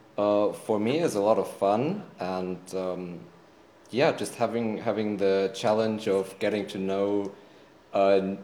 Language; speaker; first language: English; non-native, fluent; German